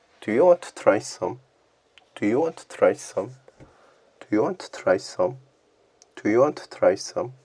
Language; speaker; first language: English; non-native, learner; Korean